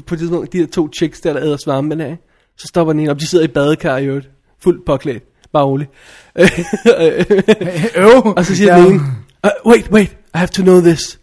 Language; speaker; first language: Danish; native; Danish